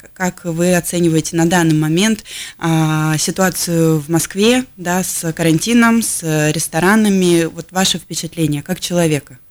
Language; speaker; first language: Russian; native; Russian